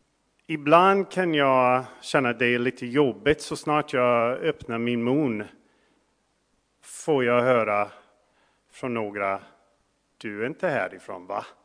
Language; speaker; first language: Swedish; non-native, fluent; English